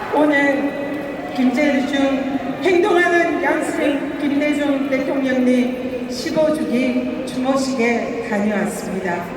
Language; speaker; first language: Korean; native; Korean